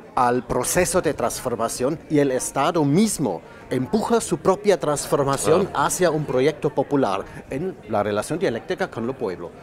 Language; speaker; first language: Spanish; non-native, fluent; German